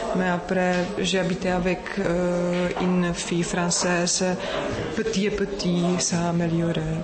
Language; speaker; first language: French; non-native, learner; Czech